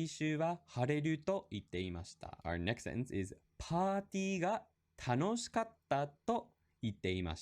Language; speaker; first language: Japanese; non-native, fluent; English